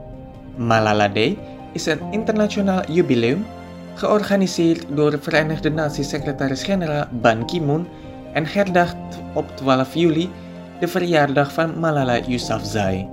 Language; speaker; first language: Dutch; non-native, fluent; Indonesian